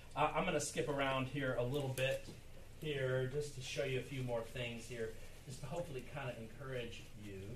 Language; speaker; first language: English; native; English